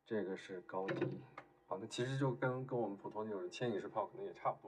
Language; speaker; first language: Chinese; native; Chinese